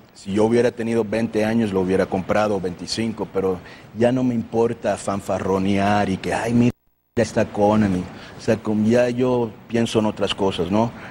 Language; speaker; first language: Spanish; early bilingual, heritage; Spanish